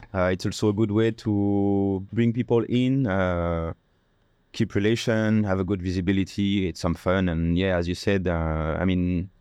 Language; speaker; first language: English; non-native, fluent; French